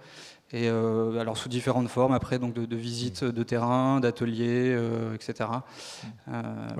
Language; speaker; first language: French; native; French